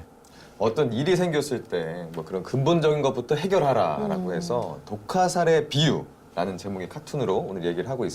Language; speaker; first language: Korean; native; Korean